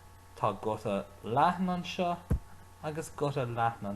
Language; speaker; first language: Irish; non-native, local second language; English